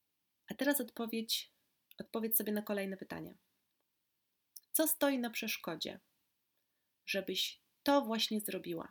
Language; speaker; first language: Polish; native; Polish